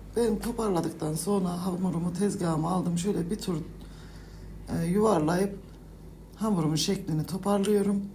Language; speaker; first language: Turkish; native; Turkish